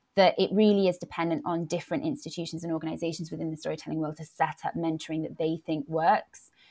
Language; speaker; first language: English; non-native, local second language; Welsh